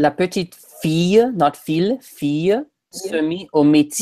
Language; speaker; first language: French; non-native, fluent; English